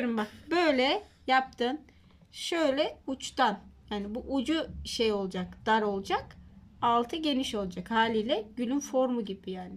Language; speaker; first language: Turkish; native; Turkish